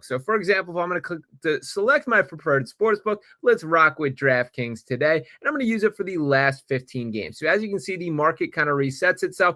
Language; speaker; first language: English; native; English